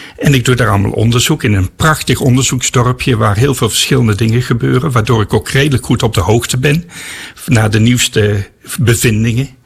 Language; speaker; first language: Dutch; native; Dutch